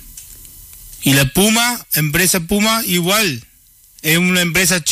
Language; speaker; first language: Spanish; non-native, learner; Chinese